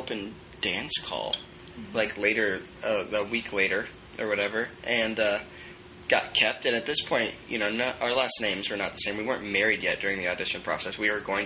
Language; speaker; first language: English; native; English